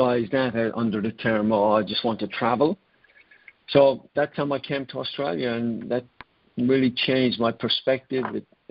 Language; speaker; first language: English; native; English